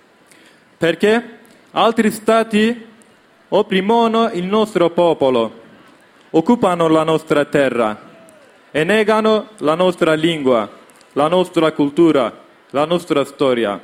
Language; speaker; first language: Italian; non-native, learner; Kurdish